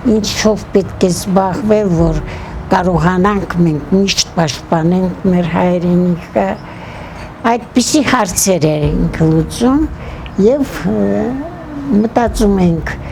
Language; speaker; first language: Armenian; native; Armenian